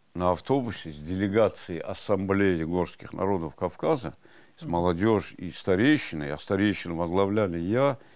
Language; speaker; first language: Russian; non-native, local second language; Avaric